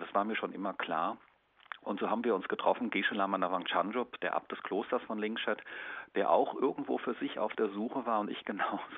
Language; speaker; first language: German; native; German